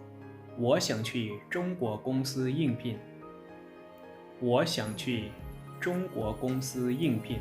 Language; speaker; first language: Chinese; non-native, fluent; Lao